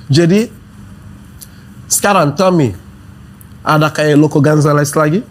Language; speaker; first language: Indonesian; non-native, fluent; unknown